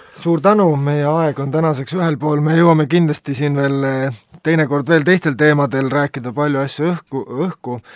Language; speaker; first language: Estonian; native; Estonian